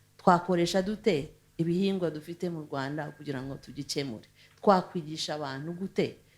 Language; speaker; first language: Kinyarwanda; early bilingual, heritage; Kinyarwanda